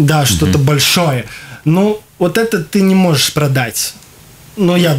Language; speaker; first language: Russian; non-native, local second language; Latvian